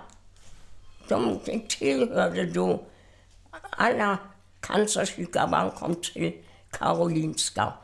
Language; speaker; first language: Swedish; non-native, fluent; German